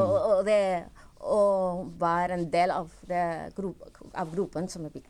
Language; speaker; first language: Norwegian; non-native, learner; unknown